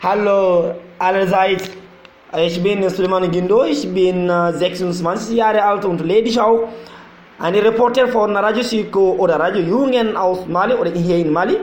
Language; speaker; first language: German; non-native, learner; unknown